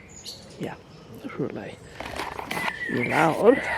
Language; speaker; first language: Welsh; non-native, fluent; English